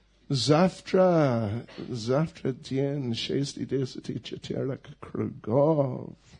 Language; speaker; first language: Russian; non-native, learner; English